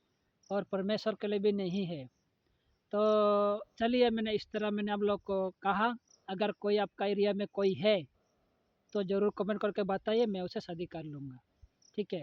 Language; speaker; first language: Hindi; non-native, local second language; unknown